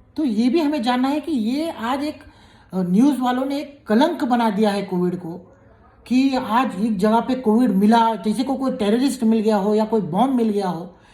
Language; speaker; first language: Hindi; native; Hindi